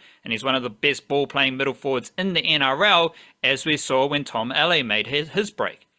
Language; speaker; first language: English; native; English